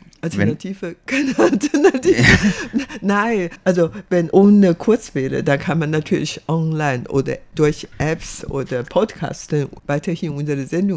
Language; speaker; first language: German; non-native, fluent; Chinese